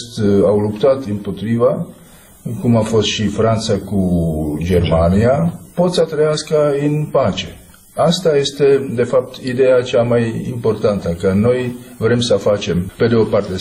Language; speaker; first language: Romanian; non-native, fluent; Czech